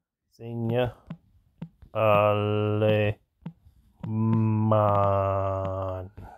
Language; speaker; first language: Spanish; non-native, learner; English